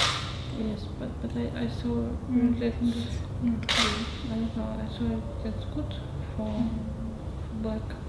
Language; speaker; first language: English; non-native, learner; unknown